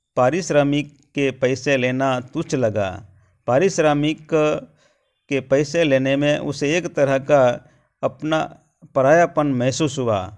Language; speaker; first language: Hindi; non-native, local second language; Gujarati